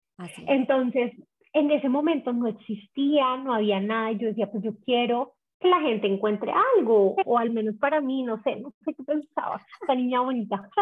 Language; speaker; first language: Spanish; native; Spanish